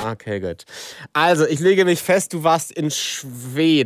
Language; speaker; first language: German; native; German